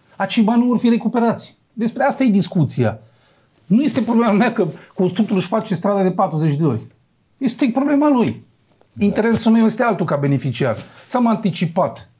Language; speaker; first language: Romanian; native; Romanian